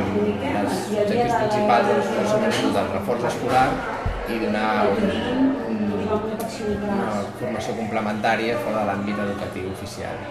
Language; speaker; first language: Catalan; native; Catalan